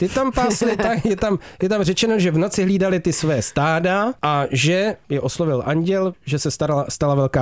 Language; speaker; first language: Czech; native; Czech